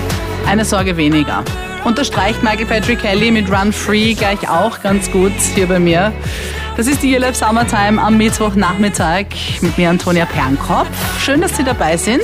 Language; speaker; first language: German; native; German